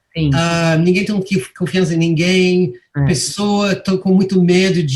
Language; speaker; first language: Portuguese; non-native, fluent; English